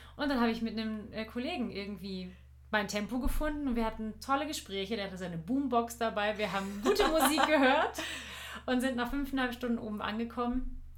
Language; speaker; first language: German; native; German